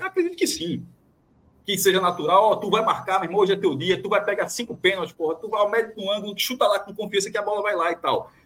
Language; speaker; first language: Portuguese; native; Portuguese